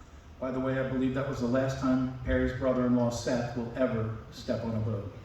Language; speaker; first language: English; native; English